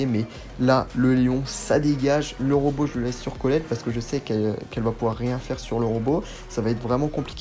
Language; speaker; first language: French; native; French